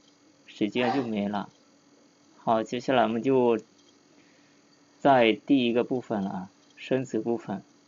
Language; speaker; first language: Chinese; non-native, fluent; Lao